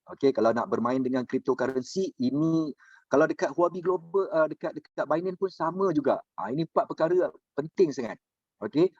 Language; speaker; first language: Malay; native; Malay